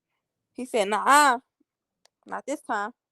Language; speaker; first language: English; native; English